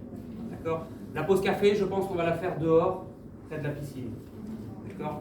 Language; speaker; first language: French; native; French